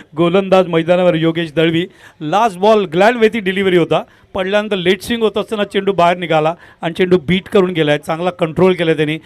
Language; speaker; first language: Marathi; non-native, local second language; Tamil